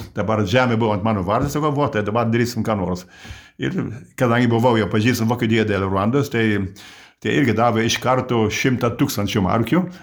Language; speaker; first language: Lithuanian; early bilingual, heritage; Lithuanian